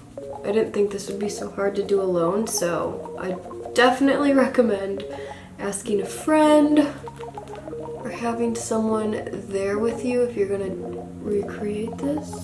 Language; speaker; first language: English; native; English